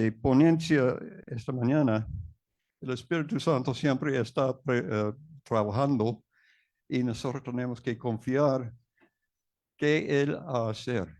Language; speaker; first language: Spanish; non-native, fluent; English